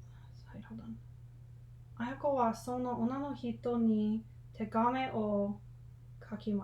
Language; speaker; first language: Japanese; non-native, learner; English